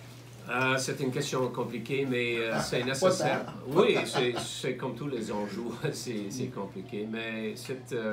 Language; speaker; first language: French; non-native, learner; English